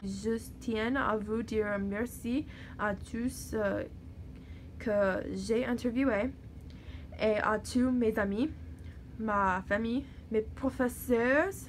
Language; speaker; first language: French; non-native, learner; English